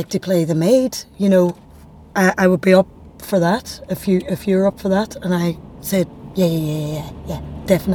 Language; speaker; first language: English; native; English